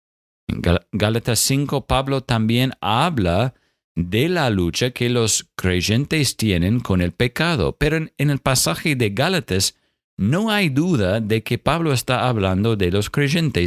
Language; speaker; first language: Spanish; non-native, fluent; English